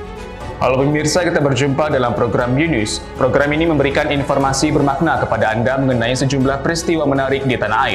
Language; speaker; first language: Indonesian; native; Indonesian